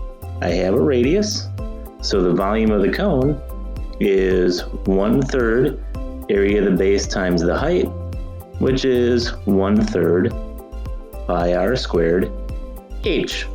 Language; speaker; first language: English; native; English